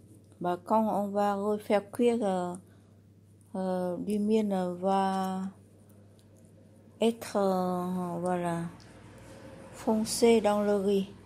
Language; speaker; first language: French; non-native, learner; Vietnamese